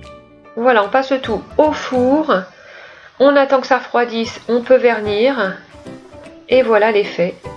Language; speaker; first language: French; native; French